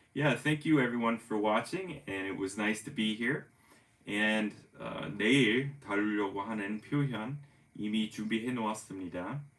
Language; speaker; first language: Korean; non-native, fluent; English